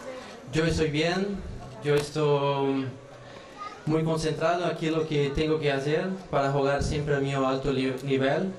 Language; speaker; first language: Spanish; non-native, learner; Portuguese